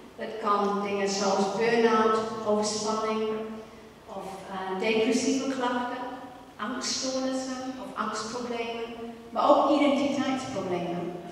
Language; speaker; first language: Dutch; non-native, fluent; English